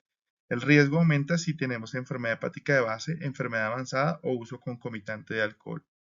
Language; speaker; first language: Spanish; native; Spanish